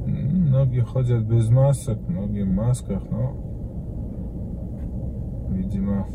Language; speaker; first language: Russian; non-native, fluent; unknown